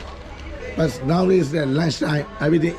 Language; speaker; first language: English; non-native, learner; Burmese